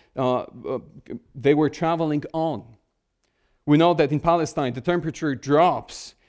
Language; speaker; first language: English; non-native, fluent; Polish